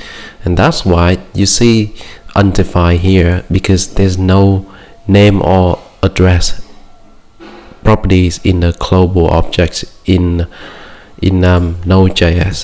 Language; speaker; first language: English; non-native, fluent; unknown